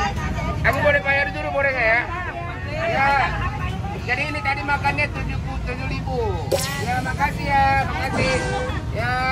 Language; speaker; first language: Indonesian; non-native, learner; Japanese